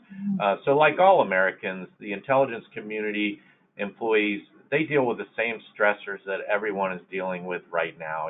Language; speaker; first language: English; native; English